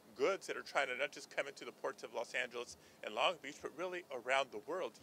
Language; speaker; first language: English; early bilingual, other home language; Spanish